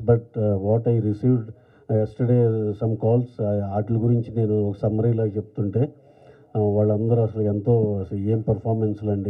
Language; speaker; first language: Telugu; native; Telugu